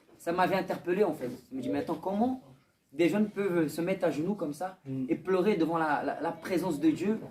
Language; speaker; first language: French; early bilingual, other home language; Portuguese